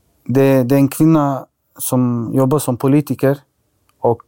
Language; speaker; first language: Swedish; early bilingual, other home language; Arabic